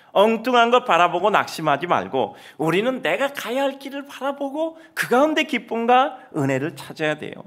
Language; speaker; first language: Korean; native; Korean